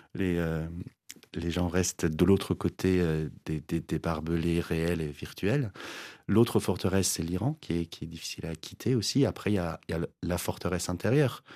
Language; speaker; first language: French; non-native, fluent; Azerbaijani